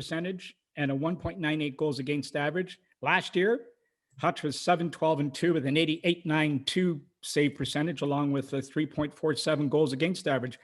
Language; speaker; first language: English; native; English